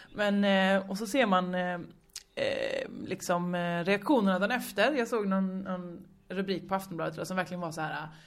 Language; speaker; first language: Swedish; native; Swedish